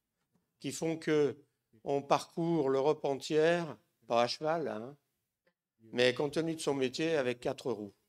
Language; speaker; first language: French; native; French